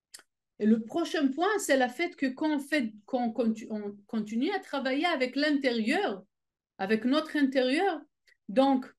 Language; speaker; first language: French; non-native, fluent; Hebrew